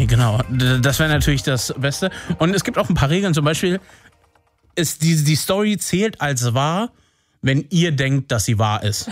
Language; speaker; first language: German; native; German